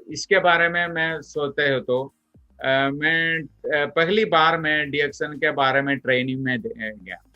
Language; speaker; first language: Hindi; non-native, local second language; Malayalam